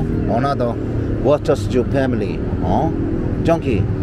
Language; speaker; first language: English; non-native, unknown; Korean